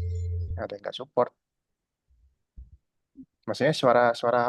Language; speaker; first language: Indonesian; native; Indonesian